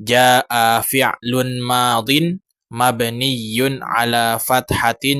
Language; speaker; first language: Arabic; non-native, fluent; Indonesian